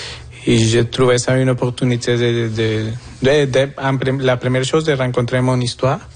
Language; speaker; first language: French; non-native, fluent; Spanish